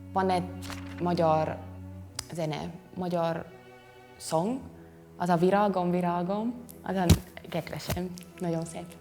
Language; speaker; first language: Hungarian; non-native, learner; Finnish